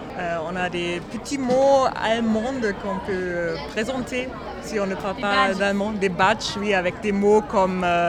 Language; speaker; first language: French; non-native, fluent; German